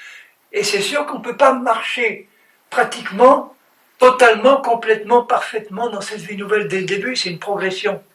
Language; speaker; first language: French; native; French